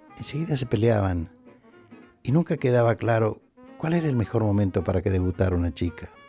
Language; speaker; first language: Spanish; native; Spanish